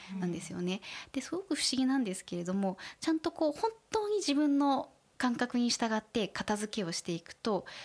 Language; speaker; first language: Japanese; native; Japanese